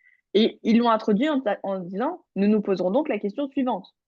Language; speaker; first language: French; native; French